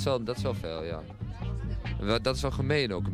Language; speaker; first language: Dutch; native; Dutch